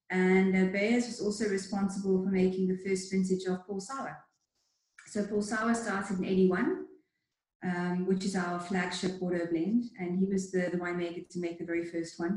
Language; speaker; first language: English; native; English